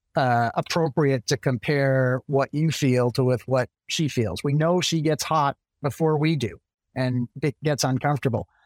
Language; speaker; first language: English; native; English